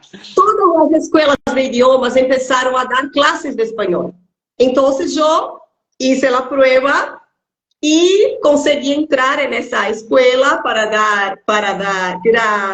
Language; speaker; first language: Spanish; non-native, fluent; Portuguese